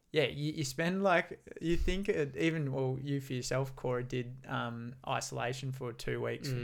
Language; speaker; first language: English; native; English